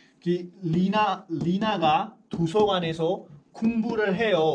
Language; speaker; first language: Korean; non-native, fluent; Hindi